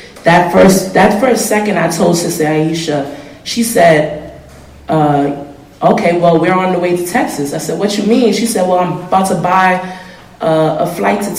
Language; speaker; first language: English; native; English